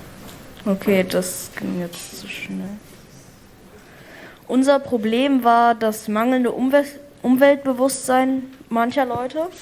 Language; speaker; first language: German; native; German